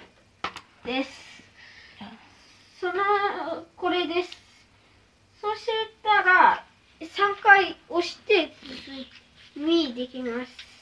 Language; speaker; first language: Japanese; early bilingual, other home language; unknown